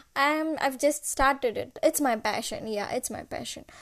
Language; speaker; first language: English; non-native, local second language; Malayalam